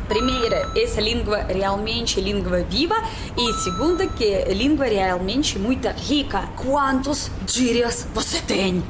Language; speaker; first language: Portuguese; non-native, learner; Russian